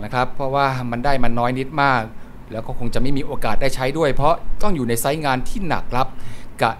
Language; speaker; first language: Thai; native; Thai